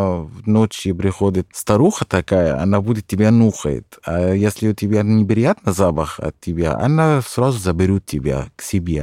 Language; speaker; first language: Russian; non-native, fluent; Arabic